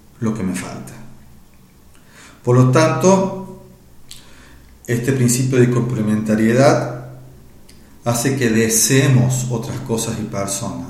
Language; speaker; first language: Spanish; native; Spanish